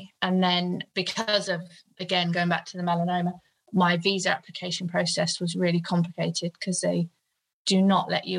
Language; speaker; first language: English; native; English